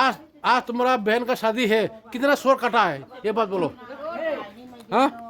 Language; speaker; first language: Hindi; non-native, local second language; Rongmei Naga